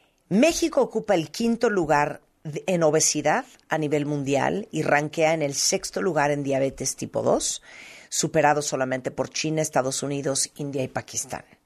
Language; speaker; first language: Spanish; native; Spanish